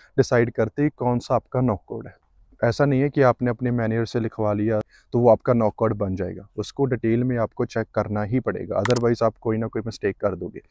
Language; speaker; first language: Hindi; non-native, local second language; Punjabi